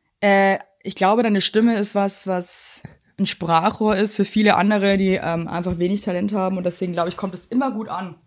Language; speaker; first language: German; native; German